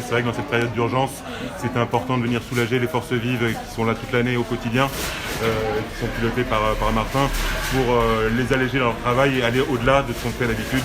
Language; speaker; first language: French; native; French